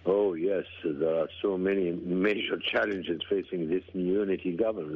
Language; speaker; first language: English; non-native, fluent; Arabic